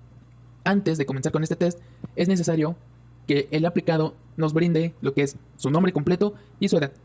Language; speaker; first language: Spanish; native; Spanish